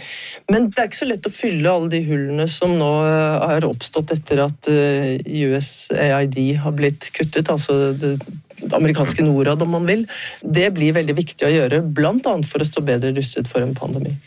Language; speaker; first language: Norwegian; native; Norwegian